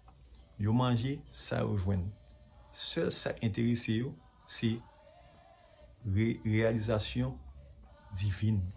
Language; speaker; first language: French; non-native, local second language; Haitian Creole